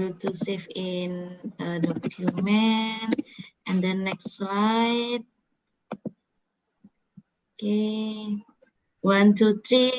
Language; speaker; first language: English; non-native, learner; Indonesian